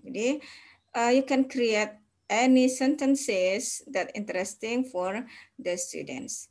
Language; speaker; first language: English; non-native, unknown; Indonesian